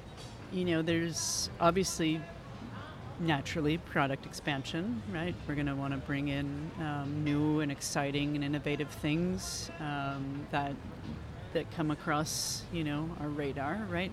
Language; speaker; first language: English; native; English